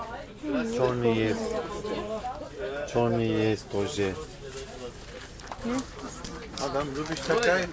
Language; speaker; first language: Russian; non-native, learner; Turkish